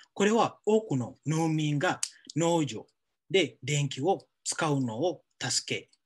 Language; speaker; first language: Japanese; non-native, fluent; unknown